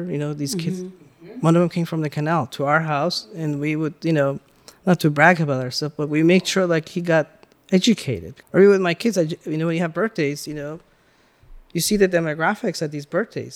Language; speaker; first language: English; early bilingual, other home language; Persian